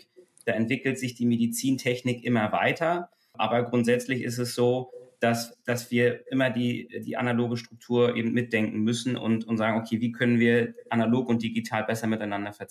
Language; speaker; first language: German; native; German